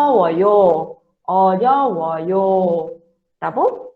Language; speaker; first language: Korean; non-native, fluent; Portuguese